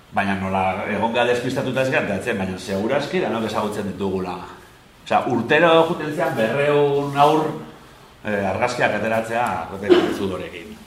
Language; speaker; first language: Basque; non-native, local second language; Spanish